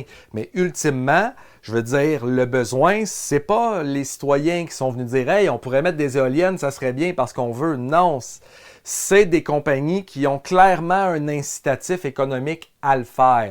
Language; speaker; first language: French; native; French